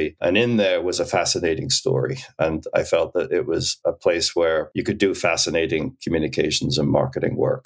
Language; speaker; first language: English; native; English